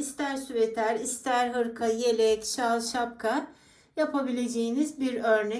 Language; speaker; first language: Turkish; native; Turkish